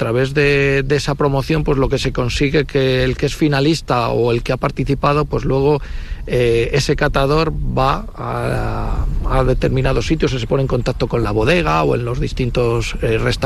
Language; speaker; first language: Spanish; native; Spanish